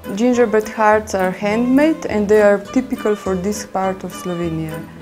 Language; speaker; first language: English; non-native, fluent; Slovenian